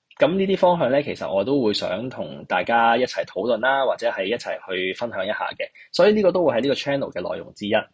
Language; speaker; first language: Cantonese; native; Cantonese